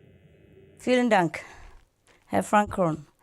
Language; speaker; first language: German; non-native, learner; Vietnamese